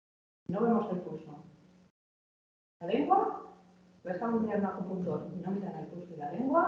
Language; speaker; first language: Spanish; native; Spanish